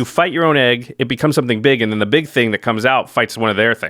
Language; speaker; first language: English; native; English